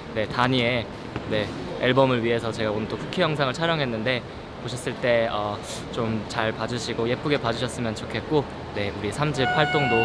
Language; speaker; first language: Korean; native; Korean